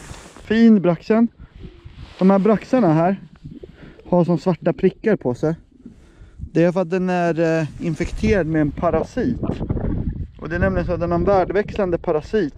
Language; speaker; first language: Swedish; native; Swedish